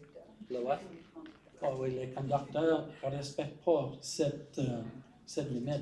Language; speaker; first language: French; non-native, learner; English